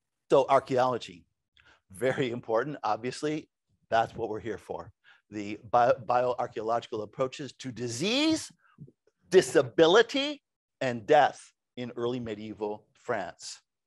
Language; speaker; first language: English; native; English